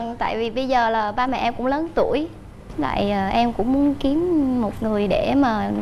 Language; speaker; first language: Vietnamese; native; Vietnamese